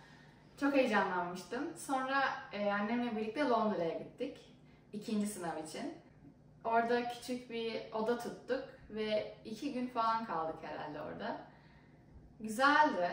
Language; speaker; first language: Turkish; early bilingual, heritage; Turkish